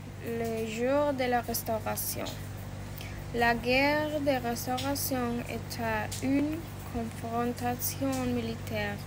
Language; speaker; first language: French; non-native, learner; Spanish